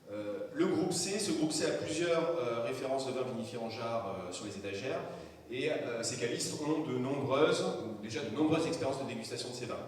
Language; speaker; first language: French; native; French